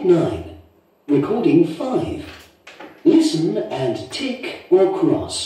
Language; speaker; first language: English; non-native, fluent; Spanish